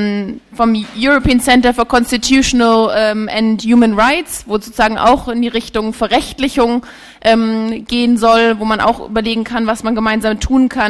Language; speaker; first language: German; native; German